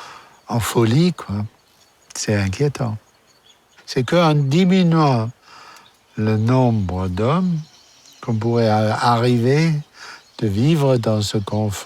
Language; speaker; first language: French; non-native, fluent; German